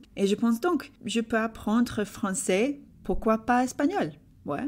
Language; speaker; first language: French; non-native, learner; English